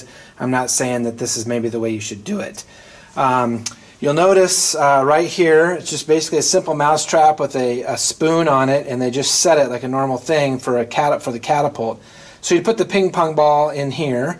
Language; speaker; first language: English; native; English